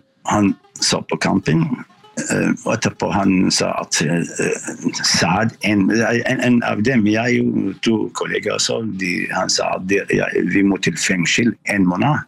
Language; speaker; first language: Norwegian; non-native, learner; Arabic